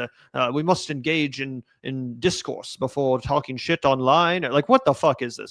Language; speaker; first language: English; native; English